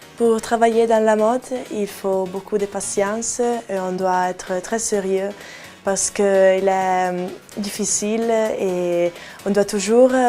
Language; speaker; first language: French; non-native, local second language; Italian